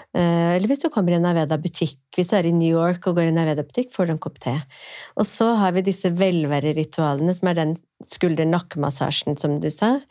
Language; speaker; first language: Norwegian; native; Norwegian